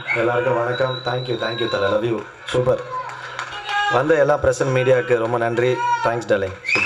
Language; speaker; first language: Tamil; native; Tamil